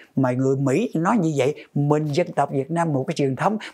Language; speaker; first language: Vietnamese; native; Vietnamese